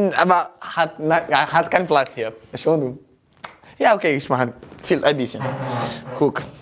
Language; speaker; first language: German; non-native, learner; Portuguese